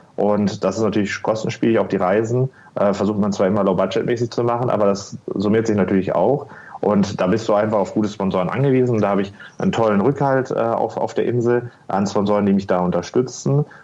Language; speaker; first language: German; native; German